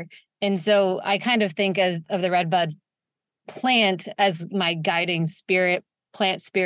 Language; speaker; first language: English; native; English